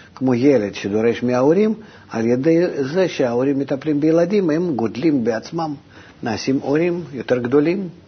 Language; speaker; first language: Hebrew; non-native, fluent; Russian